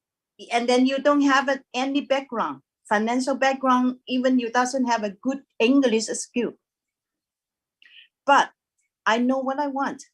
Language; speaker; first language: English; non-native, learner; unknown